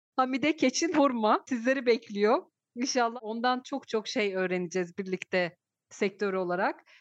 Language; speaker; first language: Turkish; native; Turkish